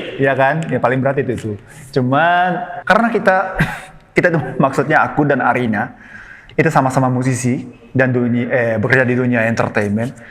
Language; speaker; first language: Indonesian; non-native, fluent; Japanese